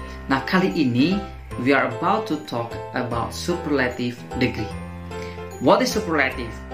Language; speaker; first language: English; non-native, fluent; Indonesian